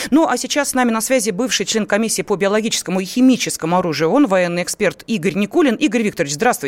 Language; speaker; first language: Russian; native; Russian